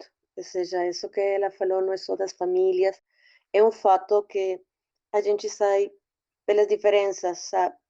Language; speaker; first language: Portuguese; non-native, fluent; Spanish